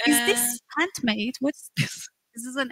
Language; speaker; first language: English; non-native, fluent; Turkish